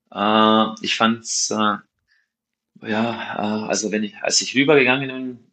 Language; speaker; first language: German; non-native, fluent; Slovenian